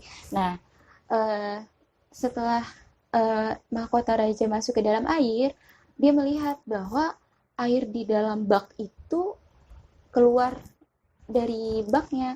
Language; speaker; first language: Indonesian; native; Indonesian